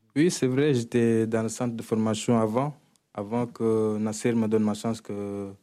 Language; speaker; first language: French; non-native, local second language; Wolof